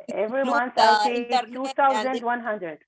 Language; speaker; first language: English; non-native, learner; Arabic